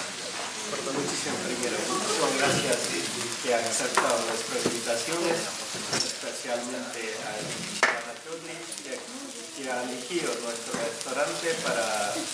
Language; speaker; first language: Spanish; non-native, fluent; Urdu